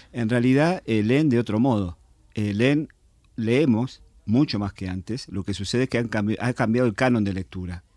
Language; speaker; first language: Spanish; native; Spanish